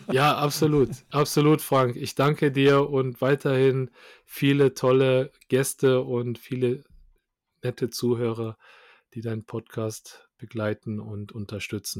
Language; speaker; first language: German; early bilingual, other home language; Korean